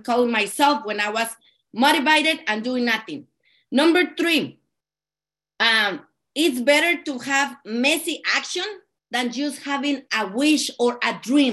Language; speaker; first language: English; non-native, learner; Spanish